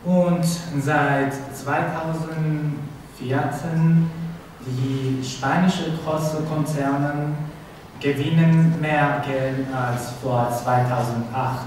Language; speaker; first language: German; non-native, learner; Spanish